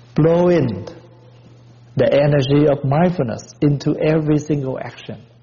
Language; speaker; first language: English; non-native, fluent; Vietnamese